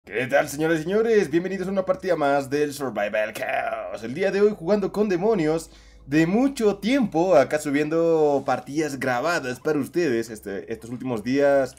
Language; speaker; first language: Spanish; native; Spanish